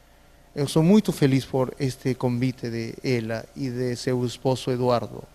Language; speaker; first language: Portuguese; non-native, fluent; Spanish